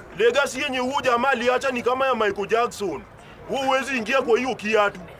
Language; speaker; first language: Swahili; native; Swahili